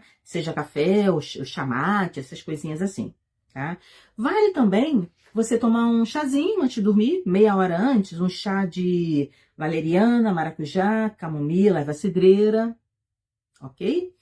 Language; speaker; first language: Portuguese; native; Portuguese